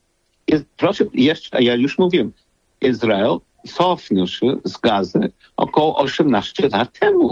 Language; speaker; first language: Polish; non-native, learner; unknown